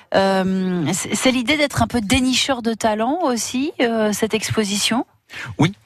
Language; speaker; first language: French; native; French